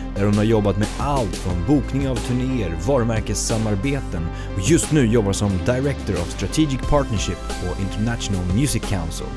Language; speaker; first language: Swedish; native; Swedish